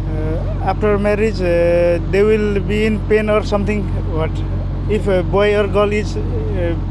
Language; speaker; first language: English; non-native, learner; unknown